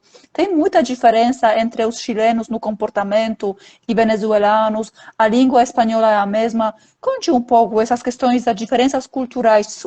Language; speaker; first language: Portuguese; non-native, fluent; Polish